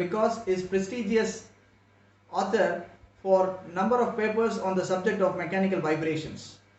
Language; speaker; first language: English; non-native, local second language; Tamil